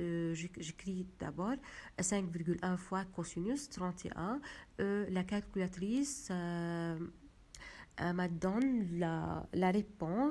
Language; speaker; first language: French; non-native, local second language; Arabic